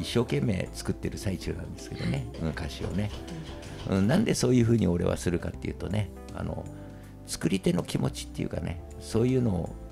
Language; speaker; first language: Japanese; native; Japanese